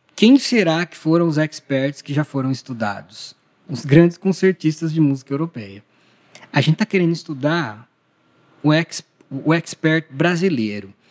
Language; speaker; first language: Portuguese; native; Portuguese